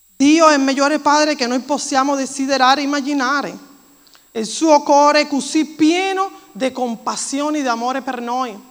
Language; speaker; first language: Italian; non-native, fluent; Spanish